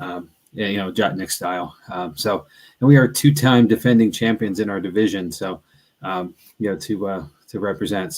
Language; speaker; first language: English; native; English